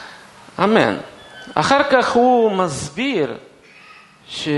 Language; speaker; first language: Hebrew; non-native, fluent; Russian